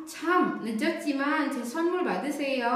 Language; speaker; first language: Korean; non-native, learner; Indonesian